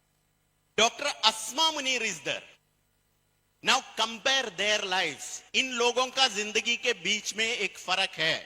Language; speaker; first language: Hindi; non-native, learner; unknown